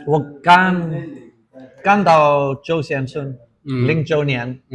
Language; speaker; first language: Chinese; non-native, fluent; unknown